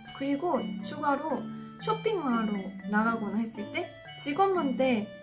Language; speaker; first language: Korean; non-native, fluent; Japanese